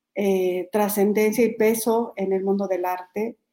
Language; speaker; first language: Spanish; native; Spanish